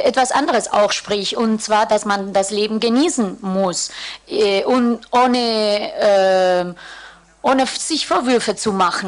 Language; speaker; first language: German; non-native, fluent; Spanish